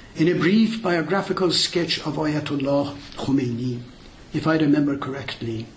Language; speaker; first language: English; non-native, fluent; Azerbaijani